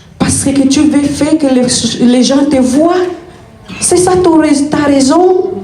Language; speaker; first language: French; non-native, fluent; Spanish